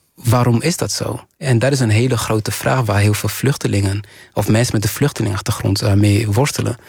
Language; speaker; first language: Dutch; early bilingual, other home language; Kinyarwanda